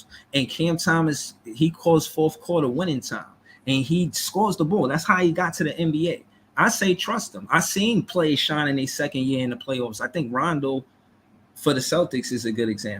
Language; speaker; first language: English; native; English